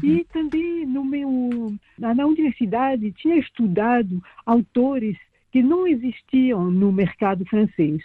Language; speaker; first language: Portuguese; non-native, fluent; French